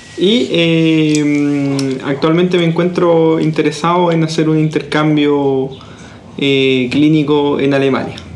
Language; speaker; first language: Spanish; native; Spanish